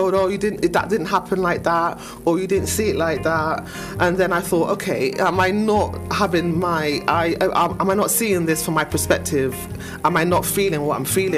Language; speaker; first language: English; native; English